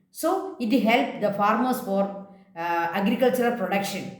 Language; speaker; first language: English; non-native, local second language; Malayalam